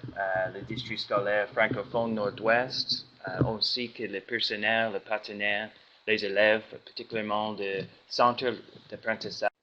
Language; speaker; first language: French; non-native, learner; English